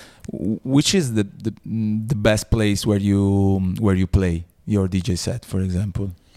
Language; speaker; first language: English; non-native, learner; Italian